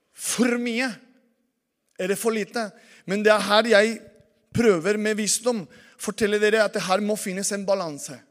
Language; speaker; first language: Norwegian; non-native, fluent; Spanish